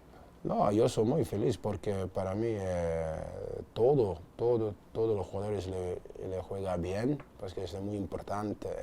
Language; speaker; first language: Spanish; non-native, learner; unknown